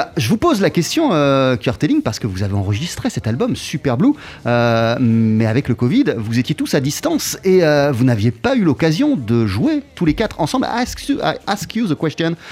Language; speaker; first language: French; native; French